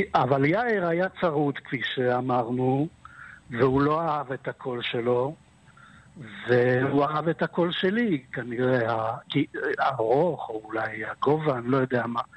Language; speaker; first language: Hebrew; early bilingual, other home language; Polish